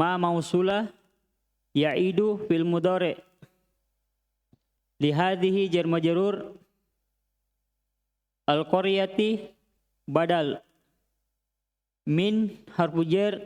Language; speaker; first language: Arabic; non-native, learner; Indonesian